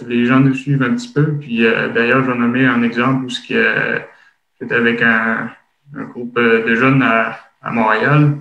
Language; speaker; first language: French; native; French